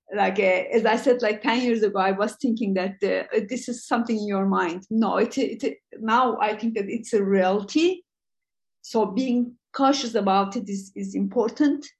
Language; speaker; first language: English; non-native, fluent; Turkish